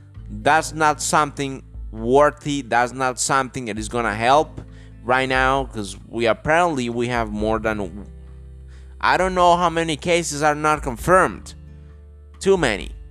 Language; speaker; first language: English; non-native, fluent; Spanish